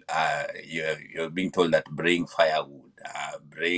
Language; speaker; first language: English; non-native, local second language; Luo (Kenya and Tanzania)